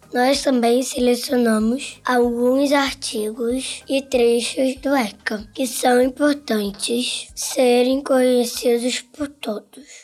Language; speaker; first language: Portuguese; native; Portuguese